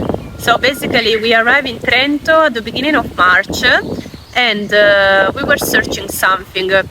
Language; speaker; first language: English; non-native, fluent; Italian